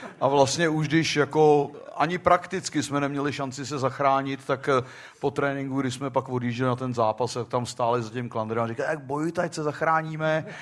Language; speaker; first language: Czech; native; Czech